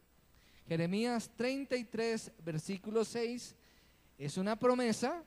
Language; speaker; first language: Spanish; native; Spanish